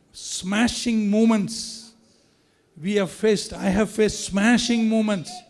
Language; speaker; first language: English; non-native, local second language; Tamil